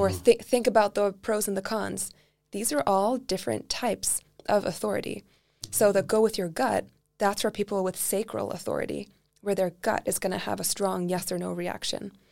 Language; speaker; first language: English; early bilingual, other home language; Icelandic